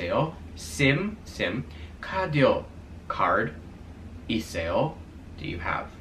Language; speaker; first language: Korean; non-native, learner; English